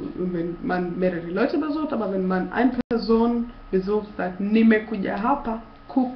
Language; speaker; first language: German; non-native, fluent; Swahili